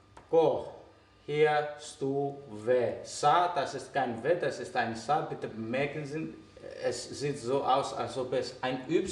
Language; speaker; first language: German; non-native, fluent; Greek